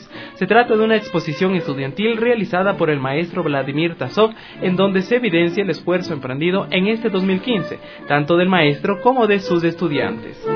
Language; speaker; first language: Spanish; native; Spanish